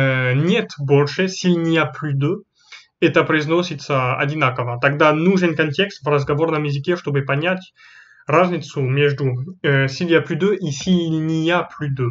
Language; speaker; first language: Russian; non-native, fluent; French